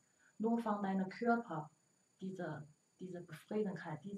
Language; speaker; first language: German; non-native, learner; Chinese